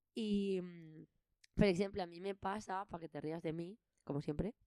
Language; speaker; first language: Spanish; non-native, local second language; Catalan